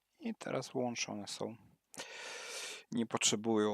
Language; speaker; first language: Polish; non-native, learner; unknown